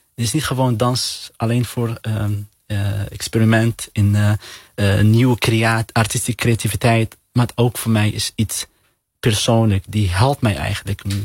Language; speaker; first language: Dutch; non-native, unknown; Arabic